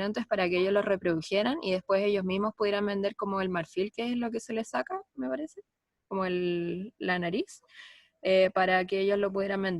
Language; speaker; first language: Spanish; native; Spanish